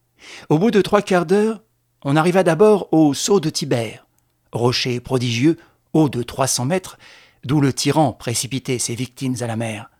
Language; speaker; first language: French; native; French